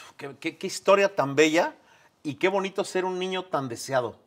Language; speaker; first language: Spanish; native; Spanish